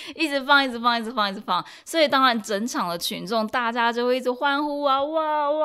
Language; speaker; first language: Chinese; native; Chinese